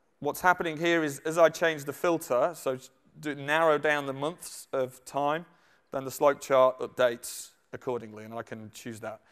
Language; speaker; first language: English; native; English